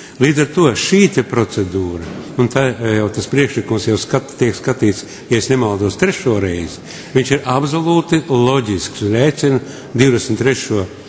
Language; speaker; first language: Latvian; non-native, local second language; Russian